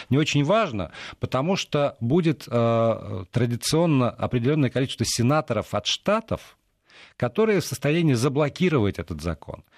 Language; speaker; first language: Russian; native; Russian